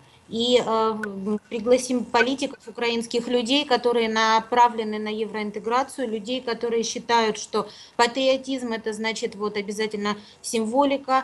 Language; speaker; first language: Russian; native; Russian